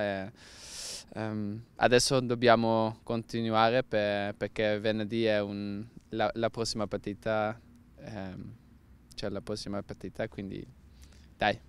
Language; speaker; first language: Italian; non-native, learner; Dutch